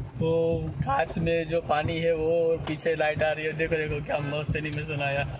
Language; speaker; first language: Hindi; non-native, local second language; Gujarati